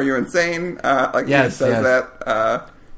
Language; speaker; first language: English; native; English